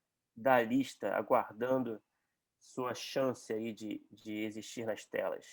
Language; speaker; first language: Portuguese; native; Portuguese